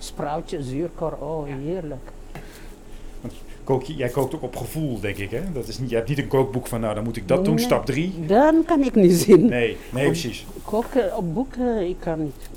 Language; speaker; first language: Dutch; non-native, learner; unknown